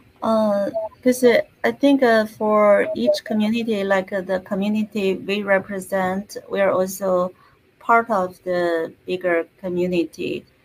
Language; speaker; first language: English; non-native, fluent; Chinese